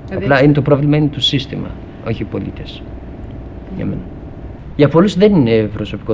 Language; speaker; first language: Greek; non-native, fluent; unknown